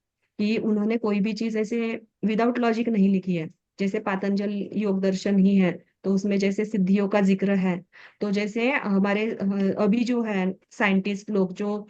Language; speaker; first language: Hindi; native; Hindi